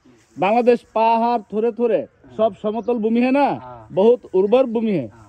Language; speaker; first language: Hindi; non-native, learner; Bangla